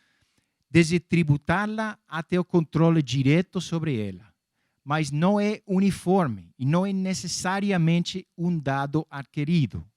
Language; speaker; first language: Portuguese; non-native, fluent; English